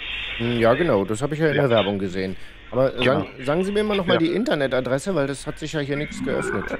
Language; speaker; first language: German; native; German